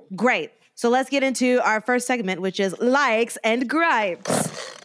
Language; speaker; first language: English; native; English